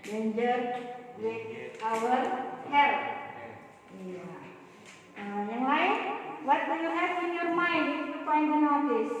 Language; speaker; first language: English; non-native, learner; Indonesian